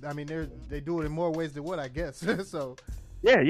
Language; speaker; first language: English; native; English